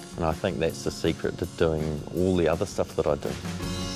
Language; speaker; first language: English; native; English